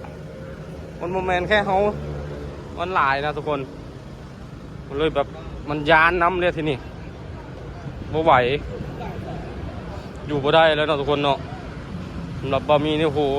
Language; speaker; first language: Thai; non-native, learner; Lao